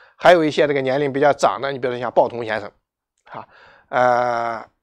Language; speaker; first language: Chinese; native; Chinese